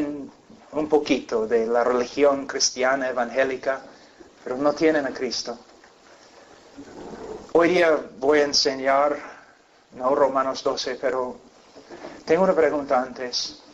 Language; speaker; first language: Spanish; non-native, fluent; English